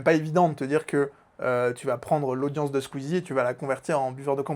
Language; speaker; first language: French; native; French